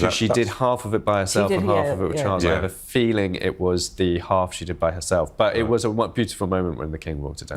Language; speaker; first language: English; native; English